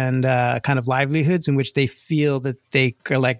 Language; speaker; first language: English; native; English